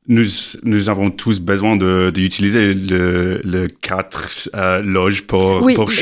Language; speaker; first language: French; non-native, learner; English